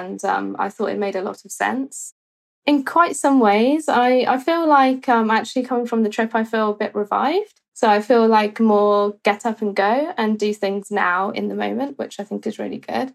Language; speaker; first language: English; native; English